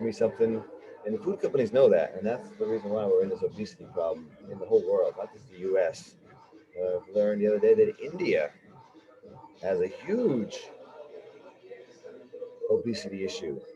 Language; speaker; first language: English; native; English